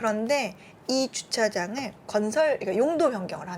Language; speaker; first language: Korean; native; Korean